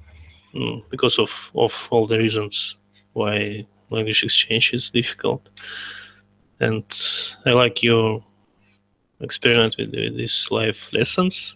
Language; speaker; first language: English; non-native, learner; Russian